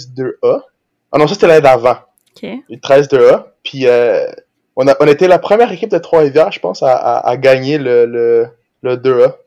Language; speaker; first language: French; early bilingual, other home language; Portuguese